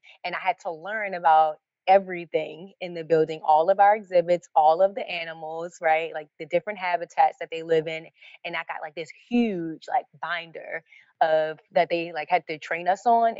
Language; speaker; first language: English; native; English